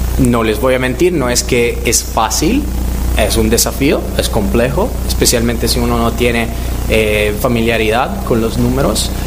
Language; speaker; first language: Spanish; non-native, fluent; Italian